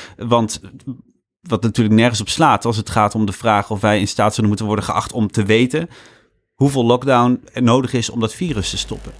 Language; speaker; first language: Dutch; native; Dutch